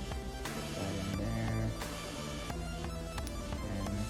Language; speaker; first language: English; native; English